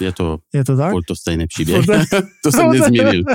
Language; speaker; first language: Czech; non-native, fluent; French